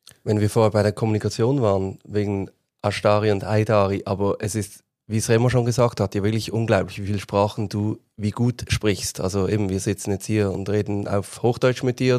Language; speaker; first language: German; native; German